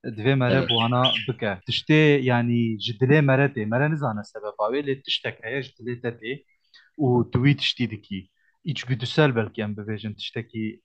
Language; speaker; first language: Kurdish; native; Kurdish